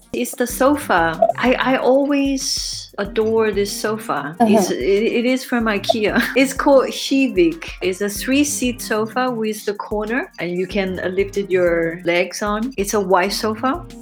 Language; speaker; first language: English; non-native, fluent; Chinese